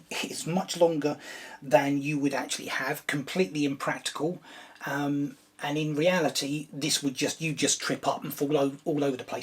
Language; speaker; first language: English; native; English